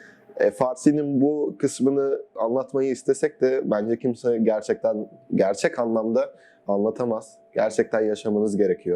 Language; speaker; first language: Turkish; native; Turkish